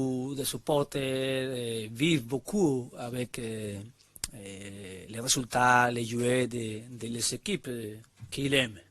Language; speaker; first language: French; non-native, learner; Spanish